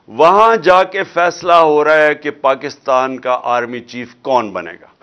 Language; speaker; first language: Urdu; non-native, local second language; Punjabi